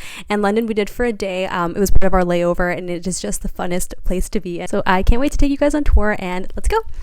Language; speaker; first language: English; native; English